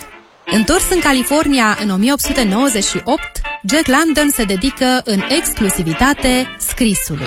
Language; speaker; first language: Romanian; native; Romanian